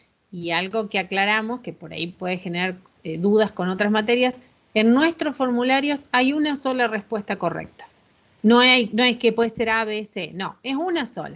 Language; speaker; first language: Spanish; native; Spanish